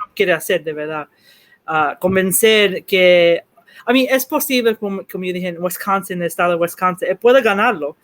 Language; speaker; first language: Spanish; early bilingual, heritage; Spanish